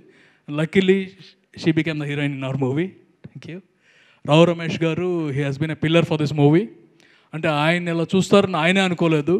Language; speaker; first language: Telugu; native; Telugu